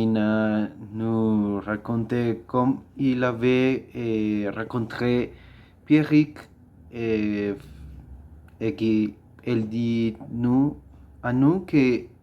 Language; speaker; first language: French; non-native, learner; Spanish